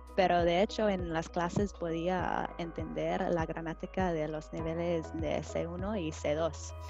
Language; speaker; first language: Spanish; non-native, fluent; English